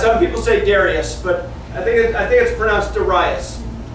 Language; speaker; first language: English; native; English